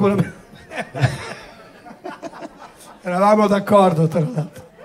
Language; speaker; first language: Italian; native; Italian